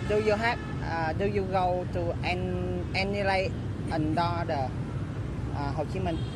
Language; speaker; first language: English; non-native, learner; Vietnamese